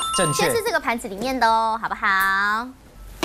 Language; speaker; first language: Chinese; native; Chinese